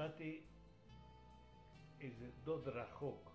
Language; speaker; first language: Hebrew; non-native, fluent; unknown